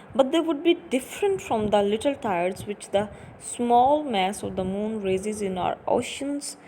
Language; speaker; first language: English; non-native, local second language; Urdu